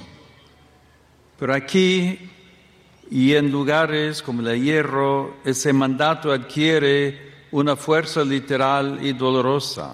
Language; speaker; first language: Spanish; non-native, fluent; English